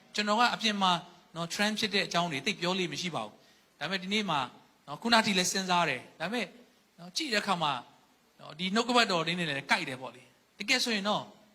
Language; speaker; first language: Burmese; non-native, local second language; Hakha Chin